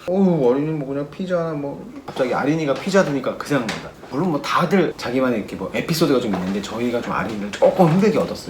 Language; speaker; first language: Korean; native; Korean